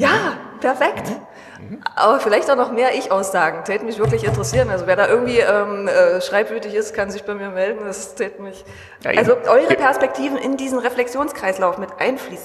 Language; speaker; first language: German; native; German